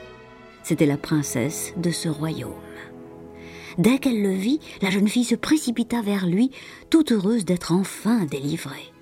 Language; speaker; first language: French; native; French